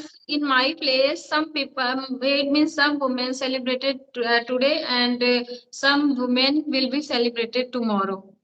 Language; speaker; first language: English; non-native, learner; Hindi